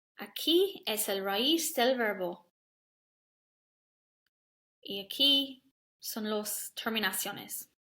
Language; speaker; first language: Spanish; non-native, learner; English